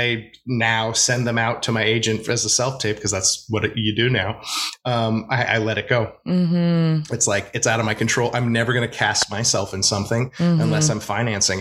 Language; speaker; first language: English; native; English